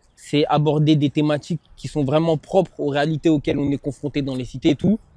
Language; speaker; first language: French; native; French